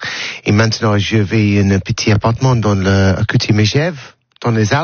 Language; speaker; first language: French; non-native, learner; English